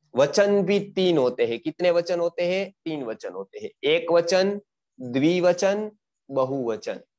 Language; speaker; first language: Hindi; non-native, local second language; Gujarati